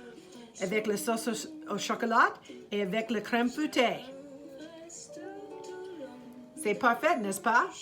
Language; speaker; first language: French; non-native, fluent; English